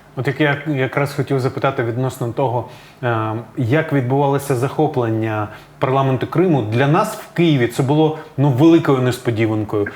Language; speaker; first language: Ukrainian; native; Ukrainian